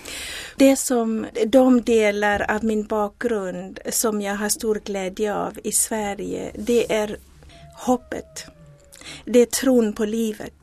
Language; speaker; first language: Swedish; non-native, fluent; Zulu